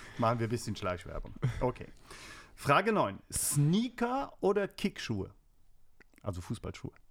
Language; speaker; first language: German; native; German